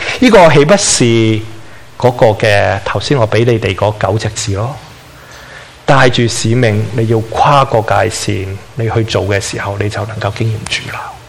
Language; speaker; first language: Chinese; non-native, local second language; Cantonese